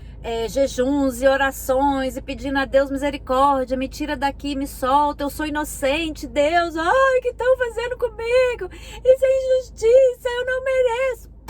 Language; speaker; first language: Portuguese; native; Portuguese